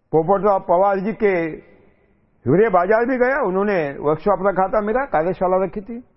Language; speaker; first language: Hindi; non-native, local second language; Marathi